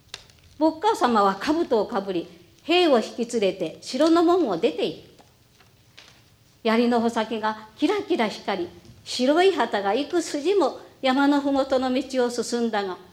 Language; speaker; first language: Japanese; native; Japanese